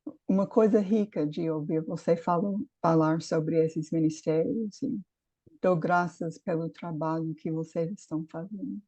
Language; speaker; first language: Portuguese; non-native, fluent; English